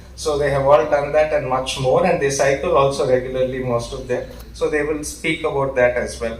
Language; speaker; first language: English; non-native, local second language; Tamil